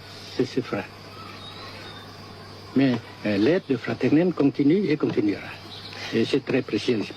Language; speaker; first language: French; non-native, fluent; Vietnamese